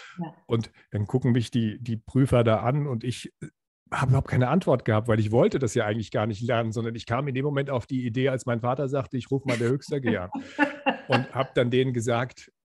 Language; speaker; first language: German; native; German